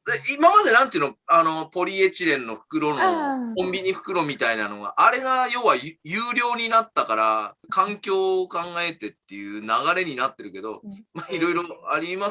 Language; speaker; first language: Japanese; native; Japanese